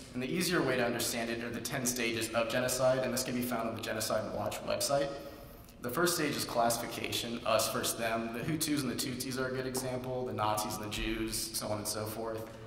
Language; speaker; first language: English; native; English